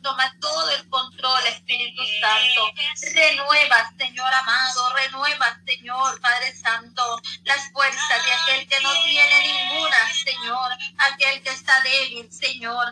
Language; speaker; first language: Spanish; native; Spanish